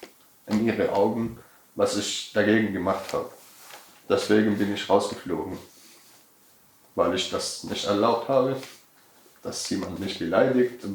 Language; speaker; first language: German; non-native, learner; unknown